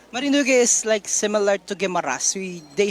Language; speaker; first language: English; non-native, local second language; Filipino